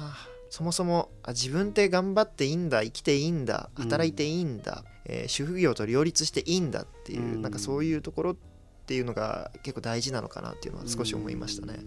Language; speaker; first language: Japanese; native; Japanese